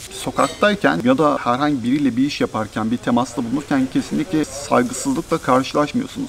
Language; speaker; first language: Turkish; native; Turkish